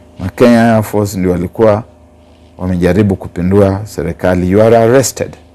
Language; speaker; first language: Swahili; non-native, local second language; Luyia